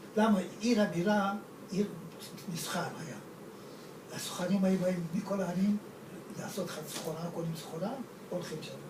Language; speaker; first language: Hebrew; non-native, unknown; Persian